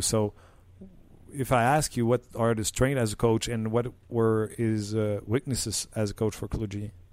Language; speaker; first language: English; non-native, fluent; French